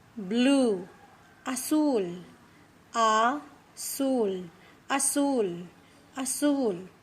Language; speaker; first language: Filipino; non-native, local second language; Iloko